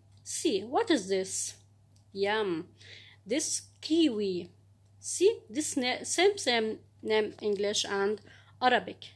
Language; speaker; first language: English; non-native, learner; Arabic